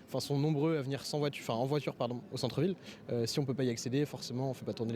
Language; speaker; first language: French; native; French